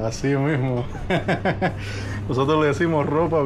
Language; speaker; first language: Spanish; native; Spanish